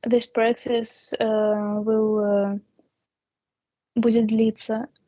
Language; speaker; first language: English; non-native, learner; Russian